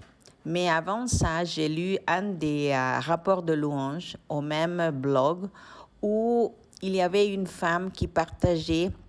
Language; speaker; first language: French; non-native, fluent; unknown